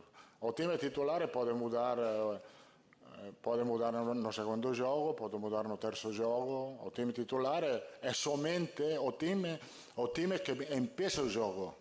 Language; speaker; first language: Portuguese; non-native, learner; Italian